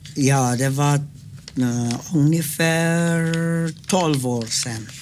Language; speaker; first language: Swedish; non-native, fluent; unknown